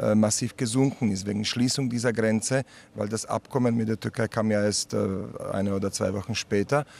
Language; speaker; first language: German; non-native, fluent; Slovak